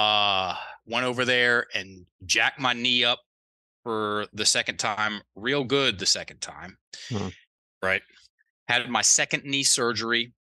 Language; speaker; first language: English; native; English